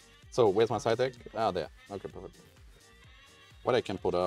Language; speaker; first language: English; non-native, learner; German